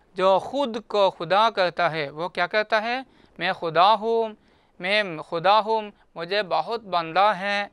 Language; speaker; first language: Hindi; non-native, local second language; Malayalam